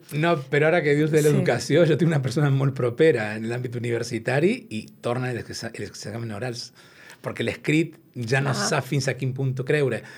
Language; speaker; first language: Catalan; non-native, local second language; Spanish